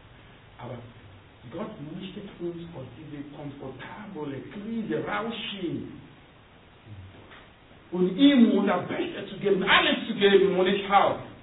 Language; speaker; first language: German; non-native, learner; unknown